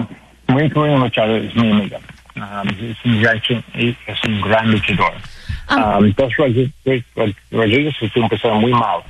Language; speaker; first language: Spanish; non-native, learner; English